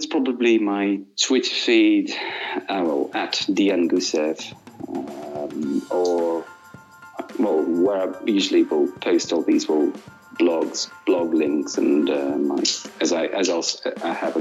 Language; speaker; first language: English; non-native, fluent; Russian